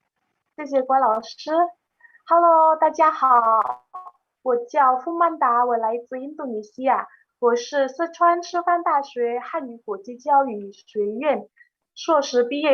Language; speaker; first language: Chinese; non-native, fluent; Indonesian